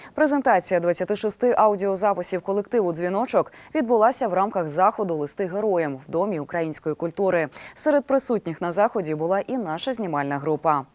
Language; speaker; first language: Ukrainian; native; Ukrainian